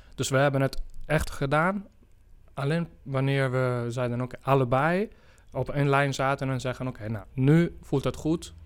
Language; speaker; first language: Dutch; non-native, fluent; Italian